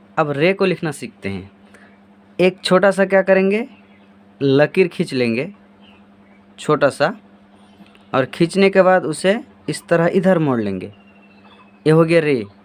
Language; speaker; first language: Hindi; native; Hindi